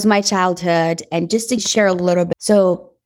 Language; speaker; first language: English; non-native, fluent; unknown